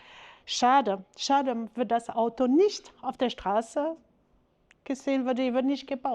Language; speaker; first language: German; non-native, fluent; French